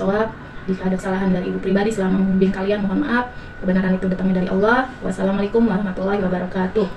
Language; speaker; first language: Indonesian; native; Indonesian